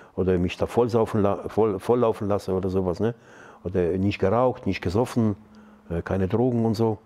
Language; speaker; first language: German; non-native, fluent; Polish